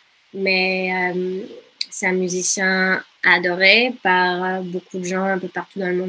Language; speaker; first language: French; non-native, fluent; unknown